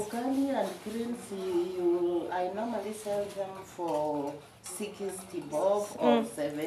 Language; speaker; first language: English; non-native, local second language; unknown